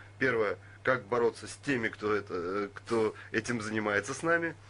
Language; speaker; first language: Russian; native; Russian